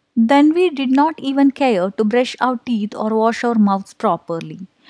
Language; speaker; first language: English; non-native, local second language; Malayalam